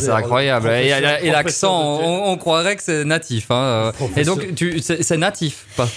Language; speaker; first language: French; native; French